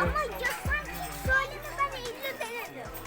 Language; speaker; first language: Turkish; early bilingual, heritage; Turkish